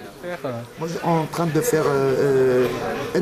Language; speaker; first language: French; non-native, local second language; Arabic